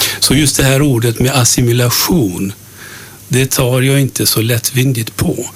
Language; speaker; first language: Swedish; early bilingual, other home language; Turkish